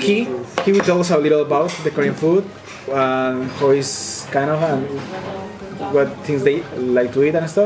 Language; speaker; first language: English; non-native, learner; Spanish